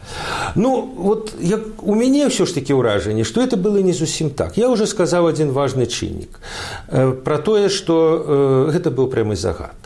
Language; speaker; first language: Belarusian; native; Belarusian